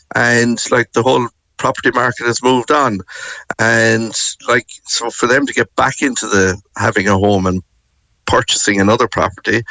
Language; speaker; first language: English; native; English